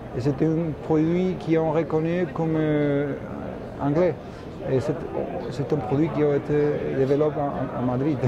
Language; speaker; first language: French; non-native, fluent; Spanish